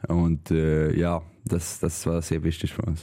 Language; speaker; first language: German; non-native, learner; Swedish